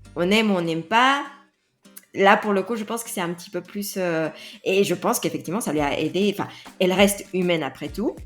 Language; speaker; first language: French; non-native, fluent; Spanish